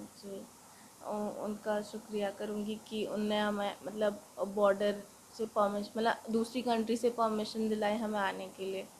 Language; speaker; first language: Hindi; native; Hindi